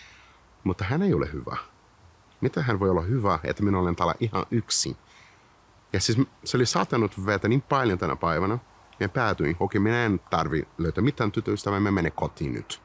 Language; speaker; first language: Finnish; non-native, fluent; Portuguese